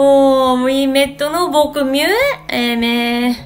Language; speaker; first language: French; non-native, learner; Japanese